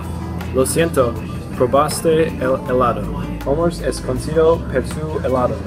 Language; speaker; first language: Spanish; non-native, learner; English